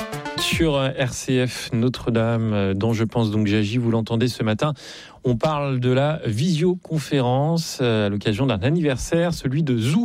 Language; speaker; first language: French; native; French